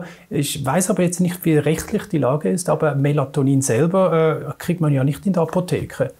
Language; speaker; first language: German; native; German